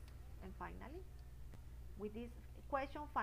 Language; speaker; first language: English; non-native, learner; Spanish